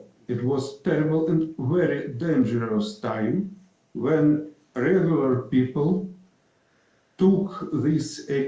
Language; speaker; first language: English; non-native, fluent; Ukrainian